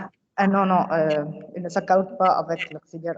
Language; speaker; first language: French; non-native, local second language; Arabic